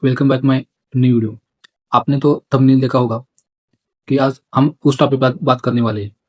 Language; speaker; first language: Hindi; non-native, local second language; Marathi